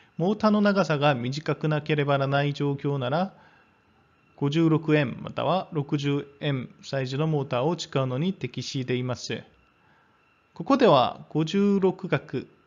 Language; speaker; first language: Japanese; non-native, fluent; Korean